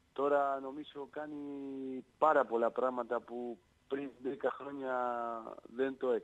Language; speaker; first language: Greek; non-native, learner; Spanish